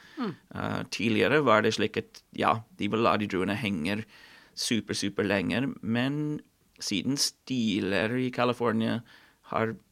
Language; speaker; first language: Norwegian; non-native, fluent; English